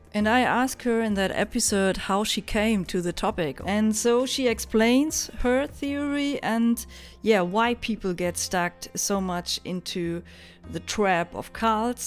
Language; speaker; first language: English; non-native, fluent; German